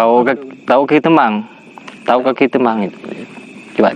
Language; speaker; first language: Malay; non-native, local second language; Madurese